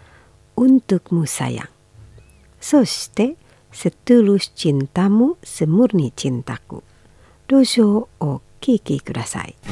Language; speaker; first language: Japanese; non-native, fluent; Indonesian